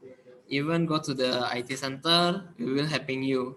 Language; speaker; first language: English; non-native, learner; Indonesian